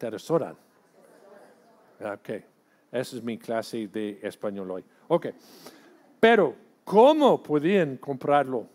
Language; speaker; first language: Spanish; non-native, fluent; English